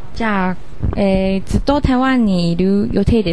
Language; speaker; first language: Japanese; non-native, learner; Chinese